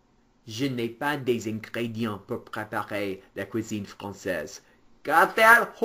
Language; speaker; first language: French; non-native, fluent; English